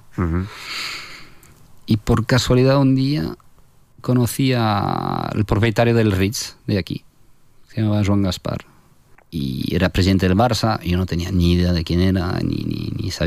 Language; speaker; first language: Spanish; non-native, fluent; French